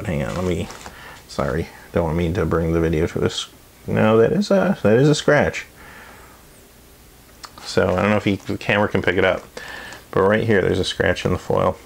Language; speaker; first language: English; native; English